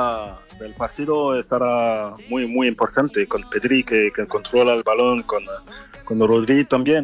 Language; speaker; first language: Spanish; non-native, fluent; French